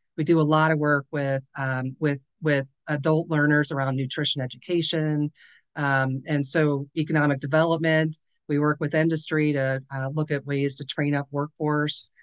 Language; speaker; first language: English; native; English